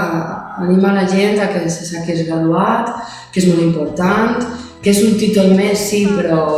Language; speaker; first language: Catalan; non-native, local second language; Spanish